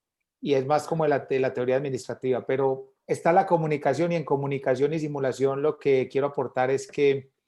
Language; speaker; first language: Spanish; native; Spanish